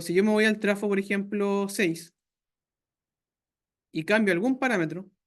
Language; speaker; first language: Spanish; native; Spanish